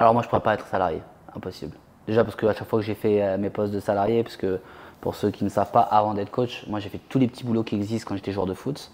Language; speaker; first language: French; native; French